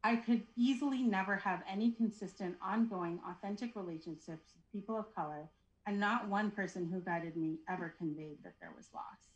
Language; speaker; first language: English; native; English